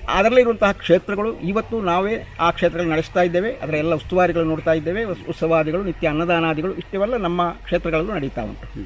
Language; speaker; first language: Kannada; non-native, local second language; Malayalam